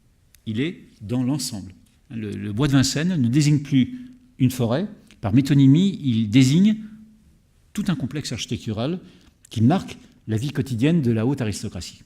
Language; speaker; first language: French; native; French